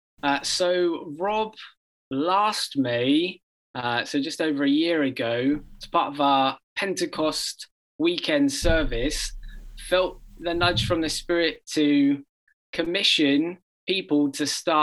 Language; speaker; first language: English; native; English